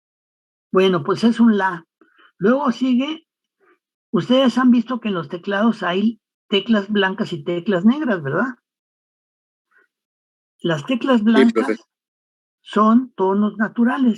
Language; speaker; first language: Spanish; native; Spanish